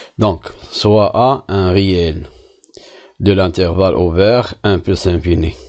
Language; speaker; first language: French; non-native, local second language; Arabic